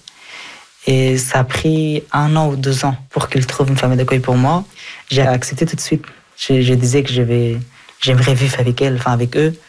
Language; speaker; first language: French; early bilingual, other home language; Persian